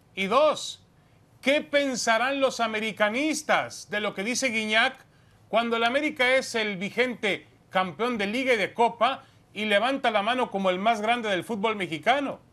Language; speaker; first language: Spanish; native; Spanish